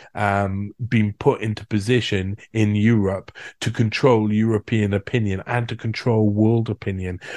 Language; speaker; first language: English; native; English